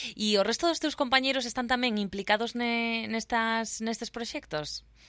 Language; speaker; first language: Galician; native; Galician